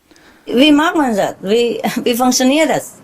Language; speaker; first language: German; non-native, learner; Vietnamese